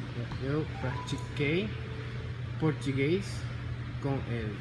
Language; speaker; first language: Portuguese; non-native, learner; English